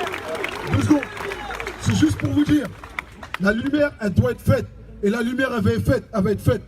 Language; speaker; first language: French; native; French